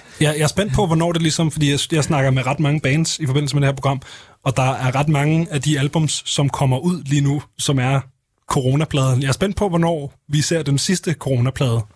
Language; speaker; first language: Danish; native; Danish